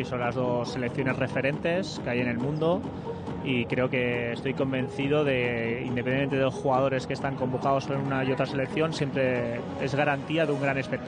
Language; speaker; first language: Spanish; native; Spanish